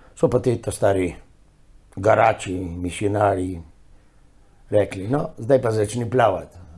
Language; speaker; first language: Slovenian; early bilingual, heritage; Slovenian